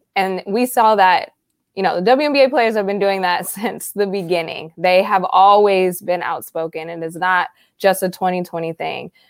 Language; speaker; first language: English; native; English